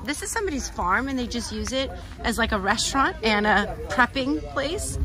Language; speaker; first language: English; native; English